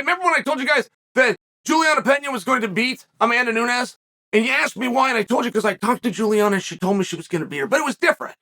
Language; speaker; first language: English; native; English